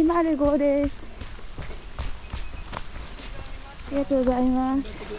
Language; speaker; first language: Japanese; native; Japanese